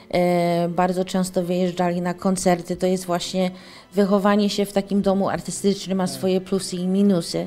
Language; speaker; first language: Polish; early bilingual, heritage; English